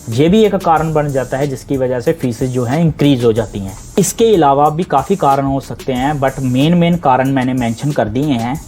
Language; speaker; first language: Hindi; non-native, local second language; Punjabi